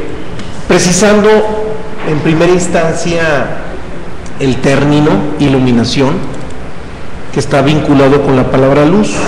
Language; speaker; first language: Spanish; native; Spanish